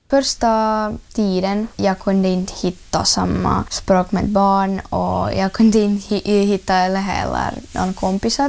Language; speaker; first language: Swedish; early bilingual, other home language; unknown